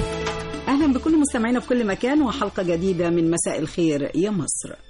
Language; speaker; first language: Arabic; native; Arabic